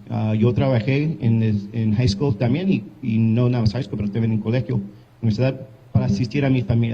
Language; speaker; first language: Spanish; early bilingual, heritage; English